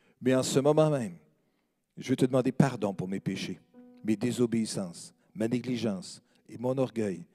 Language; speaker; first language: French; native; French